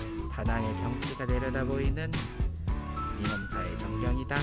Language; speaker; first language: Korean; native; Korean